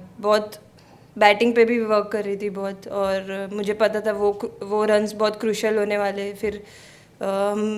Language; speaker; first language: Hindi; native; Hindi